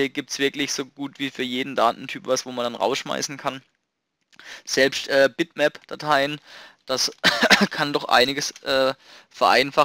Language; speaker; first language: German; native; German